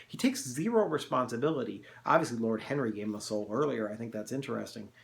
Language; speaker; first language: English; native; English